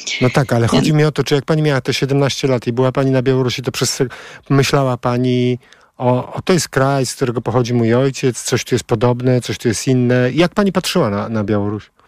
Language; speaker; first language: Polish; native; Polish